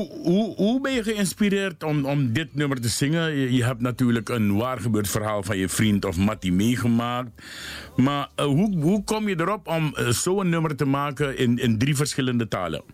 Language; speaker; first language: Dutch; native; Dutch